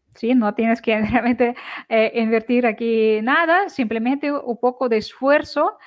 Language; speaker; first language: Spanish; non-native, fluent; Ukrainian